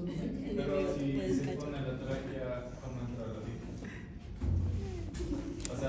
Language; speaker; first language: Spanish; native; Spanish